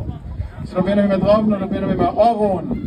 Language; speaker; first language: Norwegian; native; Norwegian